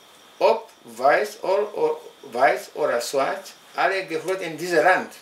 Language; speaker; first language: German; non-native, local second language; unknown